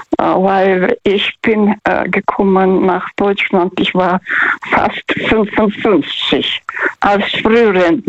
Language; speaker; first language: German; non-native, fluent; Russian